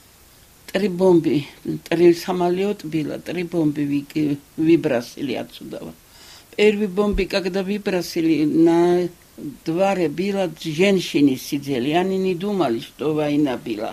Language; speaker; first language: Russian; non-native, local second language; Georgian